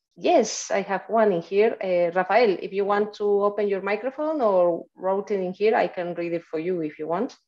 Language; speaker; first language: English; non-native, fluent; Spanish